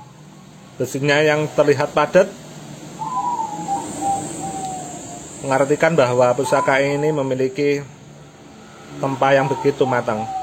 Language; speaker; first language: Indonesian; non-native, local second language; Javanese